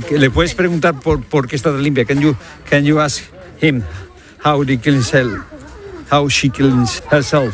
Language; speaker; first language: Spanish; native; Spanish